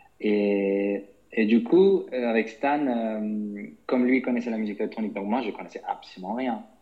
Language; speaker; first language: French; non-native, fluent; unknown